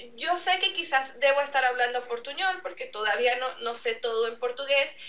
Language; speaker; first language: Spanish; native; Spanish